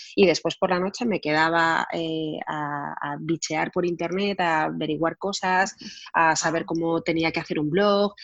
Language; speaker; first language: Spanish; native; Spanish